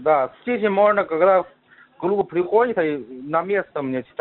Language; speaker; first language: Russian; non-native, learner; Chinese